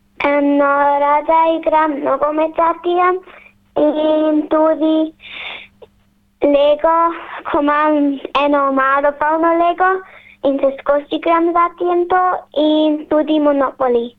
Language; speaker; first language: Slovenian; early bilingual, heritage; Slovenian